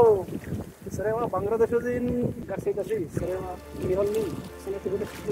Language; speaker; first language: Japanese; non-native, learner; Bangla